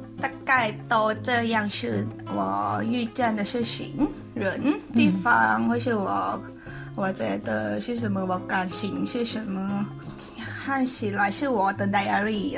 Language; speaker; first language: Chinese; non-native, learner; Thai